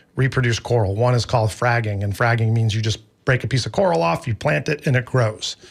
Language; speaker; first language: English; native; English